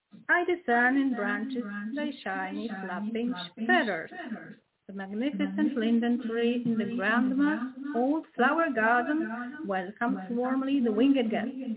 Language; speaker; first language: English; non-native, fluent; Polish